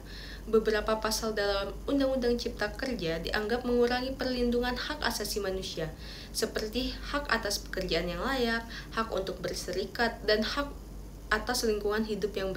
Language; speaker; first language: Indonesian; native; Indonesian